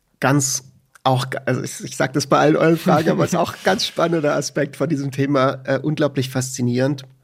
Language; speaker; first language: German; native; German